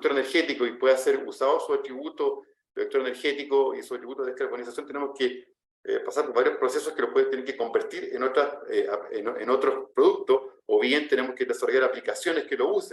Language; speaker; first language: Spanish; native; Spanish